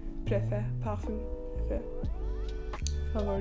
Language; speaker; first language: French; non-native, learner; Turkish